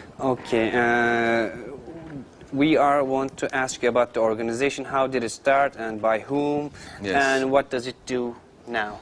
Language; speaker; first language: English; non-native, learner; Turkish